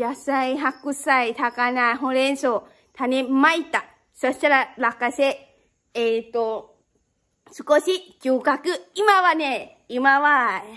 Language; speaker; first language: Japanese; non-native, learner; Lao